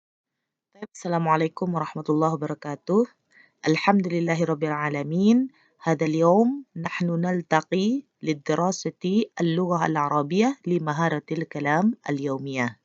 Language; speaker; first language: Arabic; non-native, learner; Indonesian